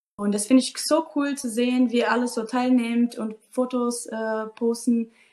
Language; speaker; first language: German; non-native, fluent; Portuguese